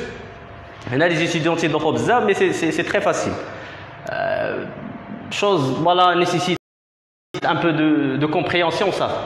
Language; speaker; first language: French; non-native, local second language; Arabic